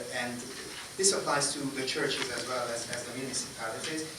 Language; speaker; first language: English; non-native, fluent; Hungarian